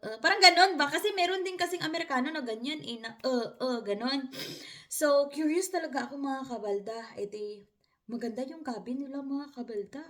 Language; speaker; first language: Filipino; non-native, local second language; Hiligaynon